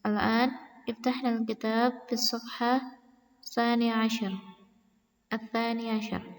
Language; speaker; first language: Arabic; non-native, fluent; Indonesian